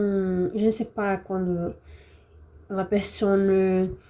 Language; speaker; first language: French; non-native, learner; Portuguese